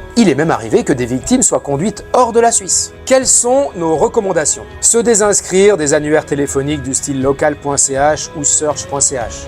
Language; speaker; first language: French; native; French